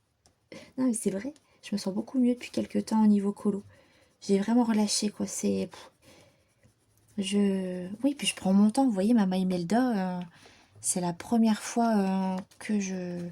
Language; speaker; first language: French; native; French